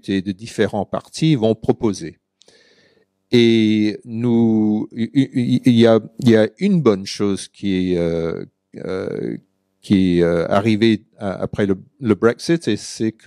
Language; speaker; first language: French; early bilingual, other home language; English